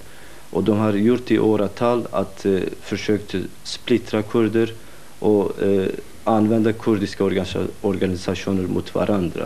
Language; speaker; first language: Swedish; non-native, fluent; Kurdish